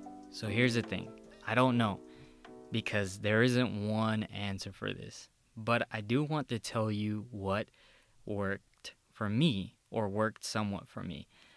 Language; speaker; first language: English; early bilingual, other home language; Spanish